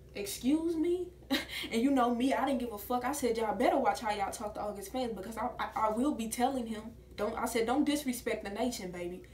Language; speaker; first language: English; native; English